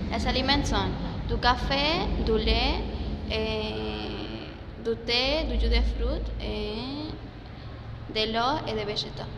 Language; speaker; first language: French; non-native, learner; Spanish